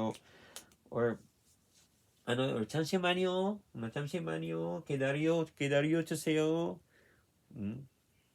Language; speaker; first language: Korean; non-native, fluent; Filipino